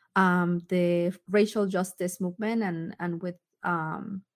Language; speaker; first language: English; early bilingual, other home language; Spanish